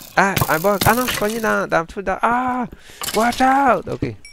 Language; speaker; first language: French; native; French